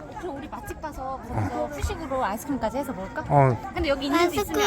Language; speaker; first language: Korean; native; Korean